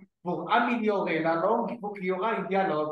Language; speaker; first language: French; non-native, learner; Arabic